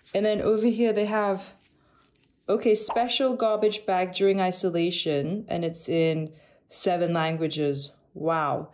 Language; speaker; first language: English; non-native, local second language; Cantonese